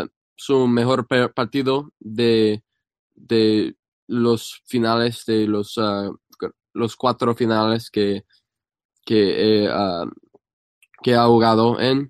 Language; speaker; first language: Spanish; non-native, fluent; English